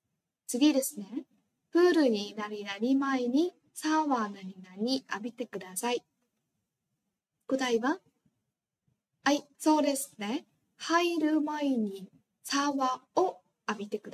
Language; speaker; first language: Japanese; non-native, fluent; Vietnamese